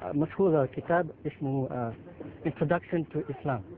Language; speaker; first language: Arabic; non-native, learner; Filipino